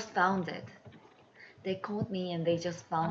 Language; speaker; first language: English; non-native, learner; Korean